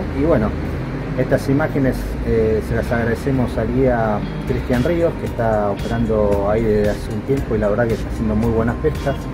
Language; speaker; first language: Spanish; native; Spanish